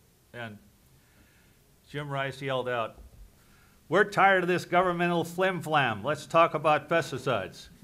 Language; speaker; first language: English; native; English